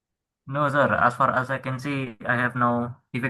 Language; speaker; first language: English; non-native, learner; Indonesian